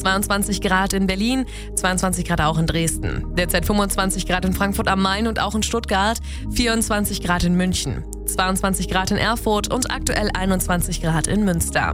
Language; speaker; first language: German; native; German